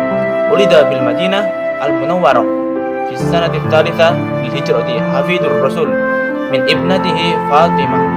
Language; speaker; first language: Arabic; non-native, learner; Indonesian